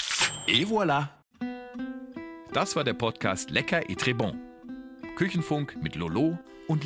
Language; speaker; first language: German; native; German